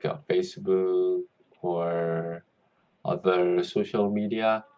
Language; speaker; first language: English; non-native, learner; Korean